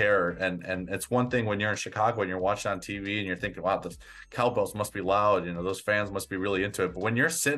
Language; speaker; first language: English; native; English